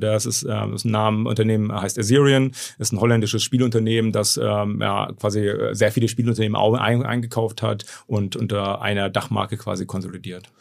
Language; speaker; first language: German; native; German